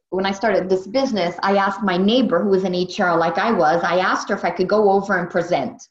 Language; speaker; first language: English; native; English